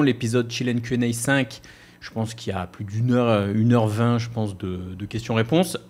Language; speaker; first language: French; native; French